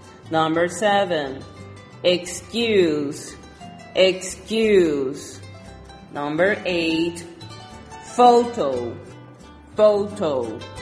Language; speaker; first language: English; non-native, fluent; Spanish